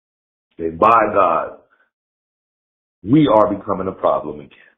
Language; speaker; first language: English; native; English